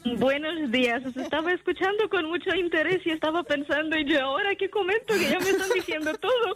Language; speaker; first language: Spanish; non-native, fluent; Italian